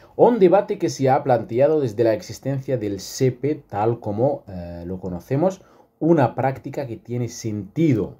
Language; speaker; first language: Spanish; non-native, fluent; Arabic